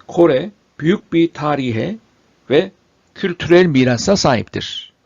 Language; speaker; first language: Turkish; non-native, fluent; Korean